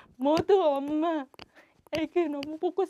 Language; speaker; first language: Korean; non-native, learner; Vietnamese